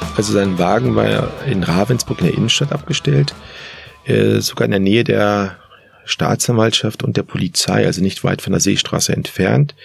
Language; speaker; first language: German; early bilingual, other home language; Turkish